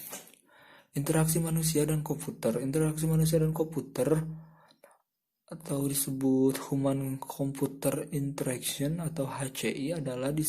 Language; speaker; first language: Indonesian; native; Indonesian